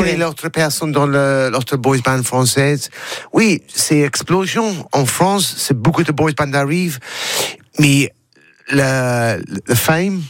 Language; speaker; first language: French; non-native, learner; English